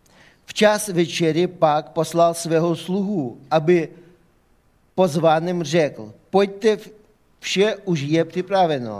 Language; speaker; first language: Czech; non-native, fluent; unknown